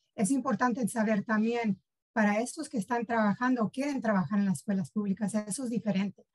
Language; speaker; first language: Spanish; early bilingual, heritage; Spanish